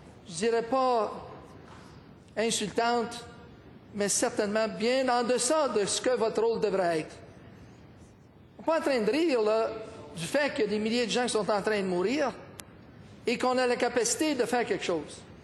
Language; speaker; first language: French; native; French